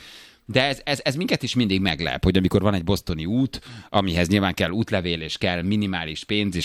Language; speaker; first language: Hungarian; native; Hungarian